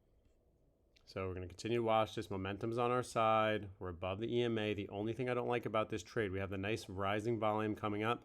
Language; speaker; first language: English; native; English